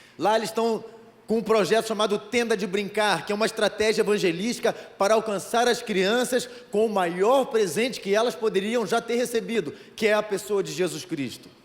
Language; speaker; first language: Portuguese; native; Portuguese